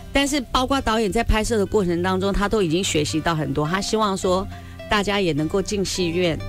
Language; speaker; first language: Chinese; native; Chinese